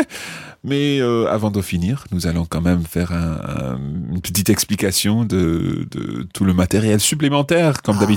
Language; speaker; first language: French; non-native, fluent; English